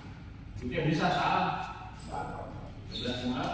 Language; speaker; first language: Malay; non-native, local second language; Sundanese